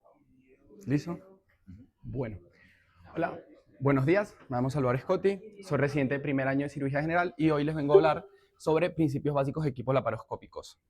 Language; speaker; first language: Spanish; native; Spanish